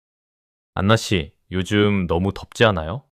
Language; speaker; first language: Korean; early bilingual, heritage; English